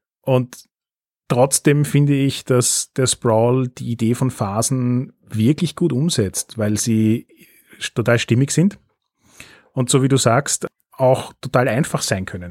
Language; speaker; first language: German; native; German